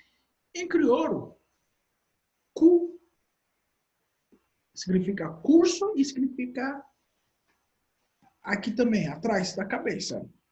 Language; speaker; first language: Portuguese; non-native, fluent; Haitian Creole